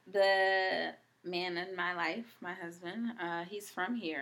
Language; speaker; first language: English; non-native, fluent; Haitian Creole